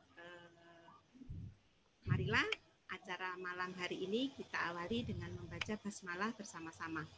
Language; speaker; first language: Indonesian; non-native, local second language; Javanese